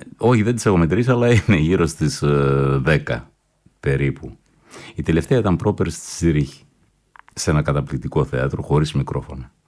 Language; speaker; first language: Greek; early bilingual, heritage; Greek